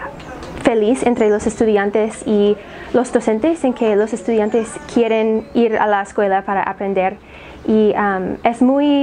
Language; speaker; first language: Spanish; non-native, fluent; English